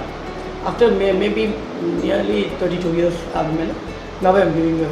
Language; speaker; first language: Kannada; non-native, local second language; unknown